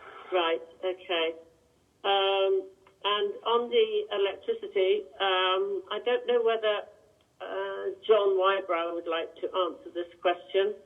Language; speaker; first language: English; native; English